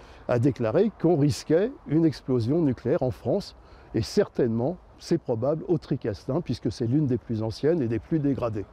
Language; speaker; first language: French; native; French